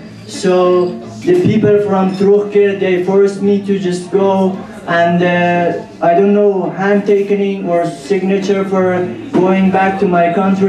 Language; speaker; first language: English; non-native, learner; Pashto